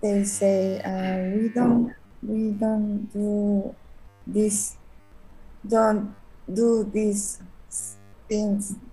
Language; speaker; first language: English; non-native, learner; Spanish